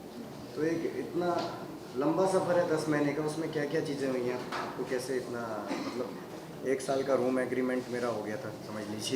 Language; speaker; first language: Hindi; native; Hindi